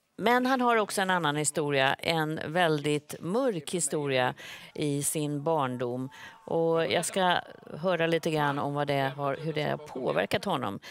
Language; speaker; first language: Swedish; native; Swedish